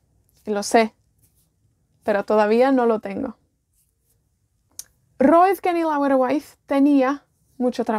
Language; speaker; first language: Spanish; non-native, fluent; Welsh